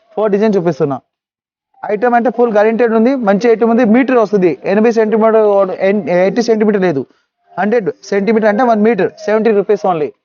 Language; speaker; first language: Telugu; non-native, local second language; Urdu